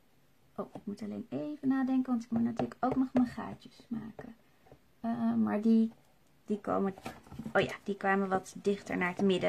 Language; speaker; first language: Dutch; native; Dutch